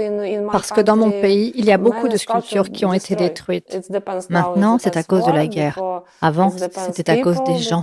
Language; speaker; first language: French; non-native, fluent; Ukrainian